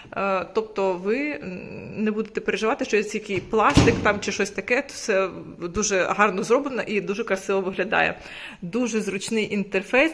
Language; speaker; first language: Ukrainian; non-native, local second language; Russian